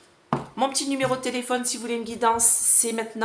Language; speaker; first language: French; native; French